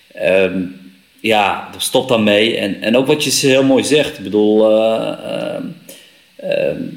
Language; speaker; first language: Dutch; native; Dutch